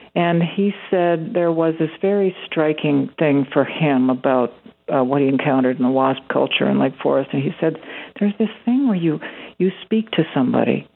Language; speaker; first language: English; native; English